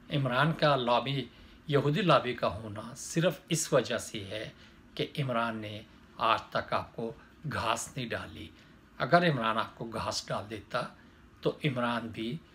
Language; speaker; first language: Urdu; native; Urdu